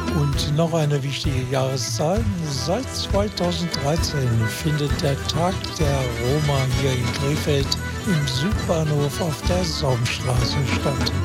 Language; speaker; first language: German; native; German